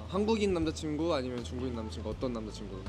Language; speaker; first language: Korean; native; Korean